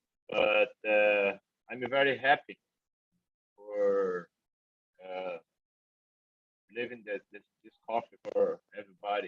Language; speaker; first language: English; non-native, learner; Portuguese